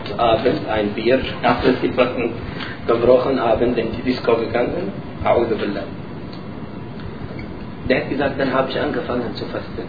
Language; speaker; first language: German; non-native, learner; Arabic